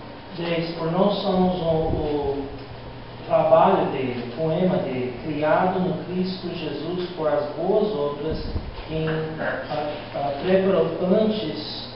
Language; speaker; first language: Portuguese; non-native, learner; English